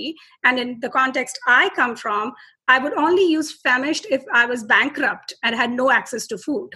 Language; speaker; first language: English; non-native, local second language; Hindi